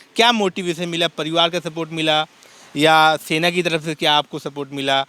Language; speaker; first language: Hindi; native; Hindi